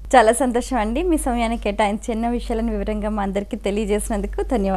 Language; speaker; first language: Telugu; native; Telugu